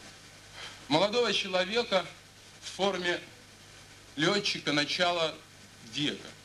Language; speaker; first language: Russian; native; Russian